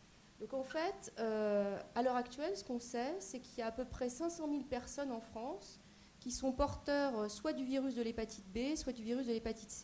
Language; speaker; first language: French; native; French